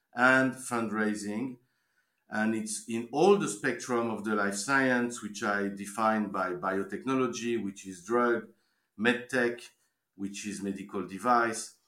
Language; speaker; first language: English; non-native, fluent; French